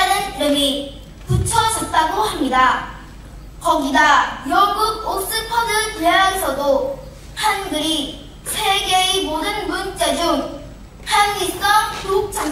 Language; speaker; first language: Korean; native; Korean